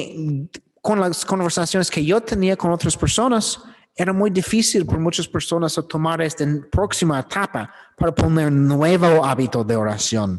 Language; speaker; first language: Spanish; non-native, learner; English